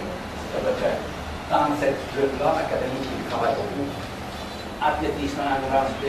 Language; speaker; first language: French; non-native, learner; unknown